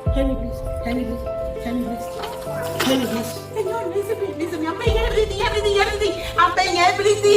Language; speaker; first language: English; non-native, learner; Spanish